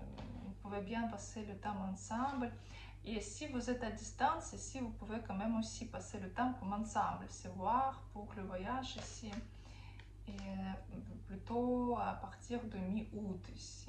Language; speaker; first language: French; non-native, fluent; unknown